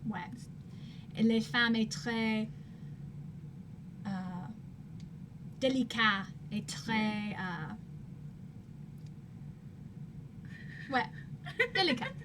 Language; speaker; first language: French; non-native, learner; English